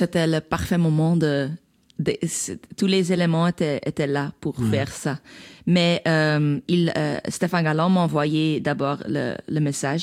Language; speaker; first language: French; non-native, local second language; Dutch